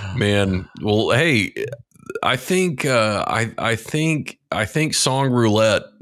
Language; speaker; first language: English; native; English